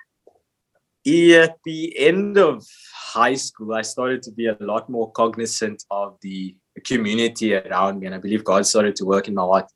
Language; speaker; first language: English; native; English